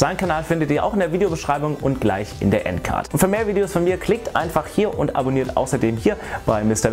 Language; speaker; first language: German; native; German